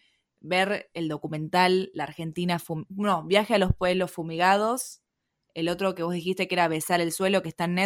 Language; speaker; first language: Spanish; native; Spanish